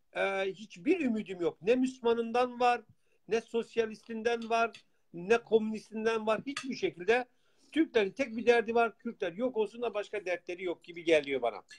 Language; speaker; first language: Turkish; non-native, local second language; Kurdish